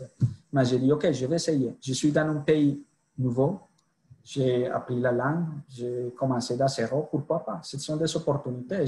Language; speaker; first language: French; non-native, fluent; Spanish